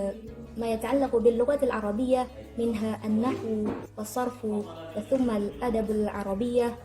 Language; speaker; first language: Arabic; non-native, learner; Indonesian